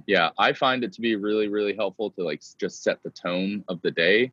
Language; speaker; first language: English; native; English